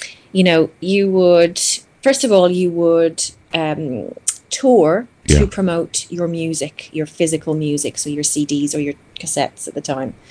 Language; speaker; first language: English; non-native, fluent; Greek